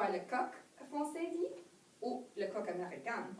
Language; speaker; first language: French; non-native, learner; English